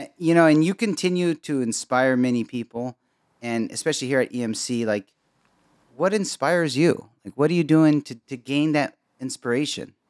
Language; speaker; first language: English; native; English